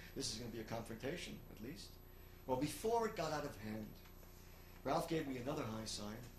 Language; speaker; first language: English; native; English